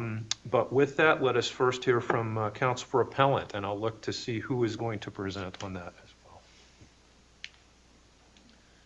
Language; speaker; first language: English; native; English